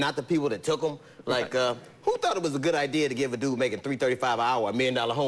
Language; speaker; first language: English; native; English